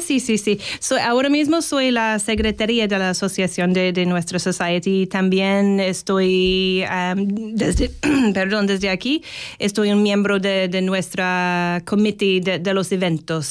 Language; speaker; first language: Spanish; non-native, learner; English